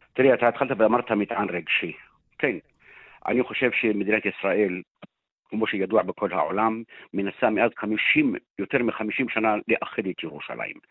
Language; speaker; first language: Hebrew; non-native, local second language; Arabic